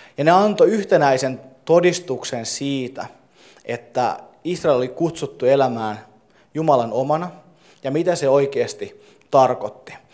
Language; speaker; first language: Finnish; native; Finnish